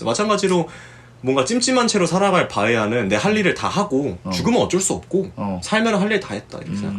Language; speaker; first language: Korean; native; Korean